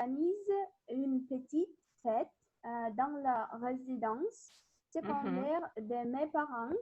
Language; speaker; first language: French; non-native, learner; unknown